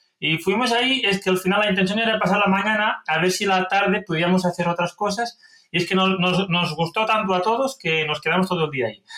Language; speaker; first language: Spanish; non-native, local second language; Catalan